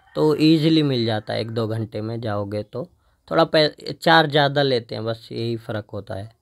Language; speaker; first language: Hindi; native; Hindi